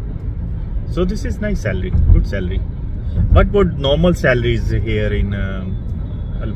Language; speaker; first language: English; non-native, local second language; Hindi